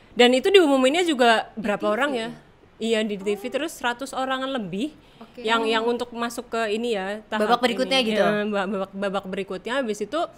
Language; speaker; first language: Indonesian; native; Indonesian